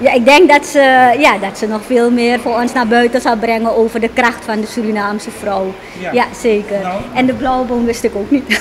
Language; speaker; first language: Dutch; native; Dutch